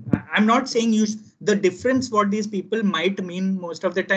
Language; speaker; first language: English; non-native, local second language; Gujarati